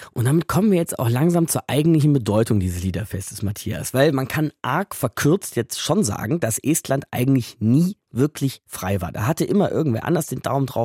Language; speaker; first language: German; native; German